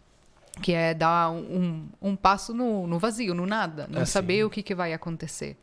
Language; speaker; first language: Portuguese; non-native, fluent; Italian